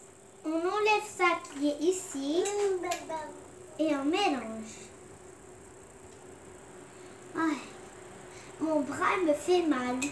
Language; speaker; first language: French; non-native, local second language; Arabic